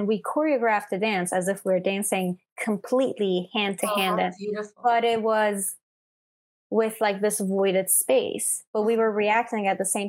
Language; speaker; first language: English; non-native, fluent; Persian